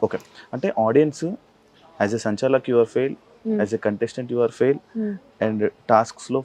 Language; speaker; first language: Telugu; native; Telugu